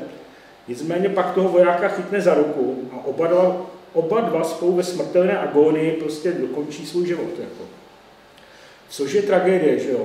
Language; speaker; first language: Czech; native; Czech